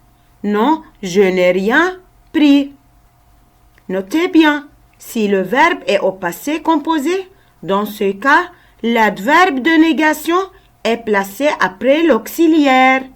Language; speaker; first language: French; non-native, local second language; Arabic